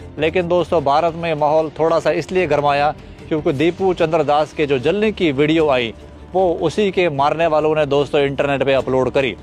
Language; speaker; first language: Hindi; native; Hindi